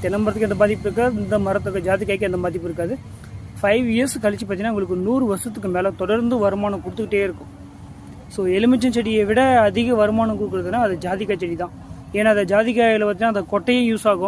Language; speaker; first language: Tamil; native; Tamil